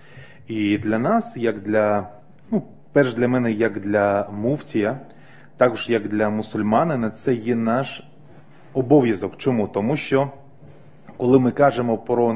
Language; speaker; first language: Ukrainian; non-native, fluent; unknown